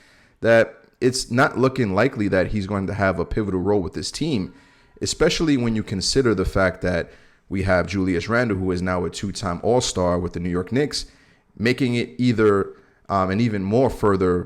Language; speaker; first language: English; native; English